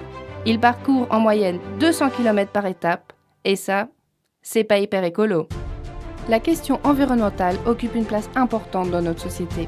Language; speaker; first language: French; native; French